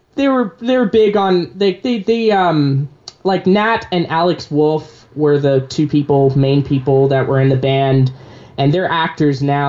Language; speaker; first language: English; native; English